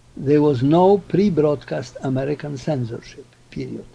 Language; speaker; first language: English; non-native, fluent; Polish